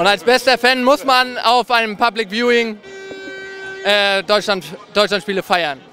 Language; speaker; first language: German; native; German